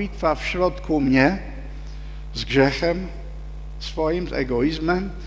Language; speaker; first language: Polish; non-native, fluent; English